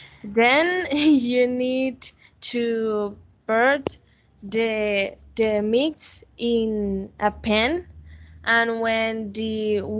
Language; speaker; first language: English; non-native, learner; Spanish